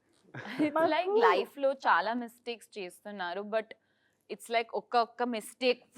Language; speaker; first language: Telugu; non-native, learner; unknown